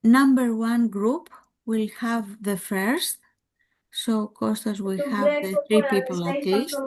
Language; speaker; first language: English; non-native, fluent; Greek